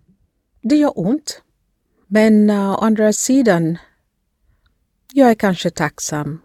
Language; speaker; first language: Swedish; non-native, fluent; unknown